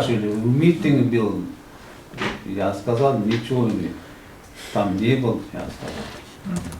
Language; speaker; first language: Russian; non-native, learner; Uzbek